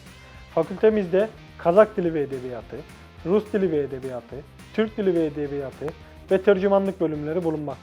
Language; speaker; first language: Turkish; native; Turkish